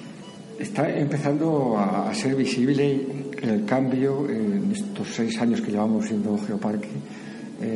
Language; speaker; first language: Spanish; native; Spanish